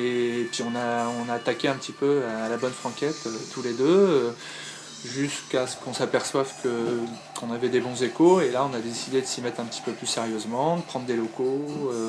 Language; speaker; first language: French; native; French